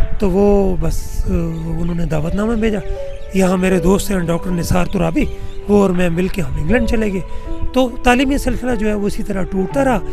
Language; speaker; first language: Urdu; non-native, local second language; Saraiki